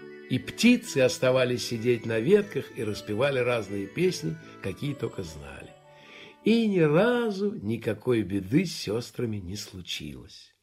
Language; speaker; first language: Russian; native; Russian